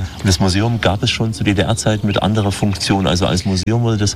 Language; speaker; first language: German; native; German